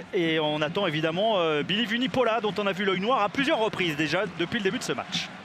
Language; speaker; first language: French; native; French